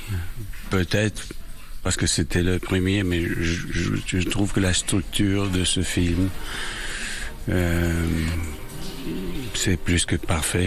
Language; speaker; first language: French; non-native, fluent; English